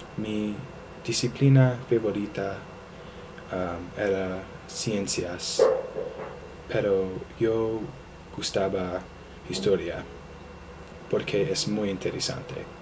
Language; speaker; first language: Spanish; non-native, learner; English